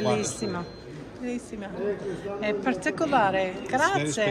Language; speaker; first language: Italian; non-native, learner; English